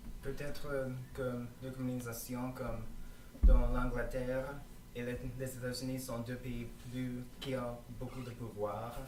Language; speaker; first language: French; non-native, learner; English